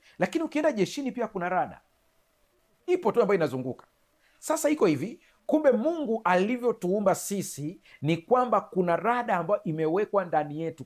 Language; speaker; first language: Swahili; native; Swahili